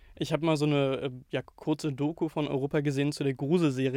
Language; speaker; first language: German; native; German